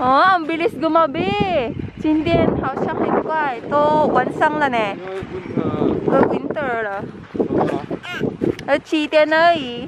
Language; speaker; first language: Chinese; non-native, learner; Filipino